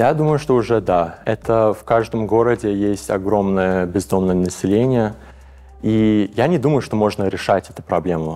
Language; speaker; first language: Russian; early bilingual, heritage; English